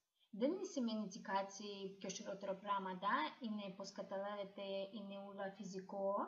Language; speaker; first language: Greek; non-native, learner; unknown